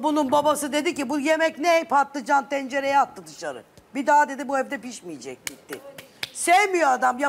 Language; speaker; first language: Turkish; native; Turkish